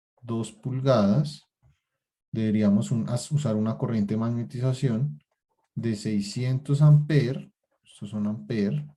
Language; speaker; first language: Spanish; native; Spanish